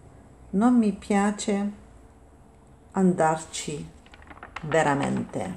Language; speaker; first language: Italian; non-native, fluent; English